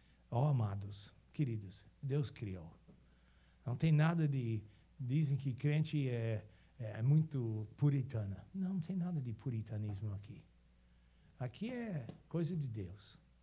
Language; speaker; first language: Portuguese; non-native, fluent; English